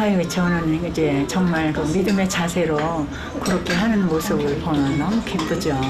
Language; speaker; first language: Korean; native; Korean